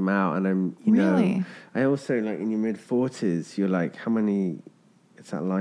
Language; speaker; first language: English; native; English